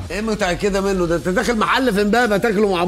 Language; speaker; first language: Arabic; native; Arabic